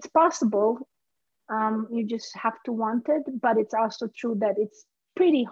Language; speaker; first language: English; non-native, fluent; Hungarian